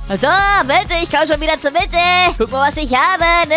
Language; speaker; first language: German; native; German